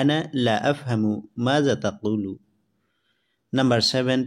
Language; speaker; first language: Arabic; non-native, fluent; Assamese